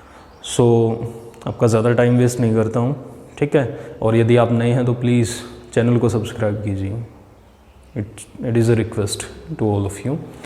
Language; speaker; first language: Hindi; native; Hindi